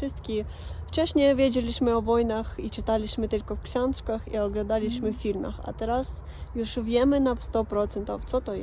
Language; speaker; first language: Polish; non-native, fluent; Russian